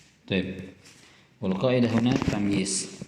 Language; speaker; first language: Arabic; non-native, fluent; Indonesian